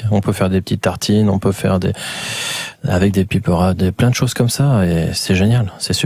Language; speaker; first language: French; native; French